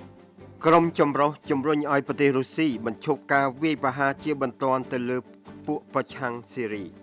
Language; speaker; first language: Khmer; native; Khmer